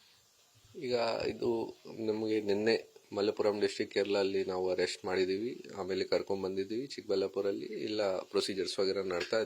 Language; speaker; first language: Kannada; non-native, fluent; Hindi